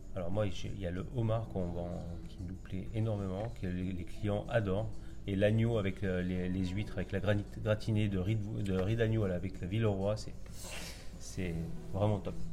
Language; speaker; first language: French; native; French